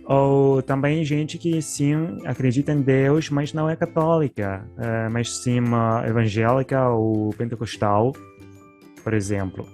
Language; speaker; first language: Portuguese; non-native, fluent; Italian